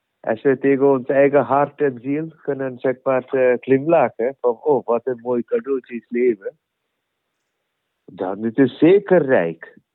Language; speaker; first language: Dutch; non-native, learner; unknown